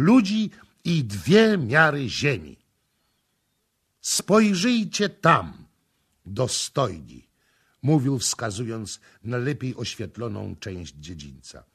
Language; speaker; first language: Polish; native; Polish